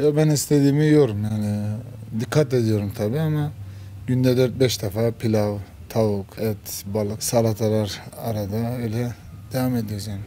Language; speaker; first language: Turkish; early bilingual, heritage; Turkish